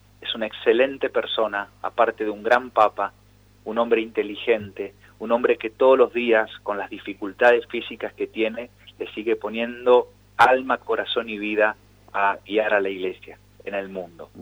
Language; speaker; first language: Spanish; native; Spanish